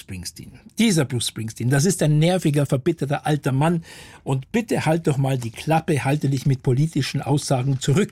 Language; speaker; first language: German; native; German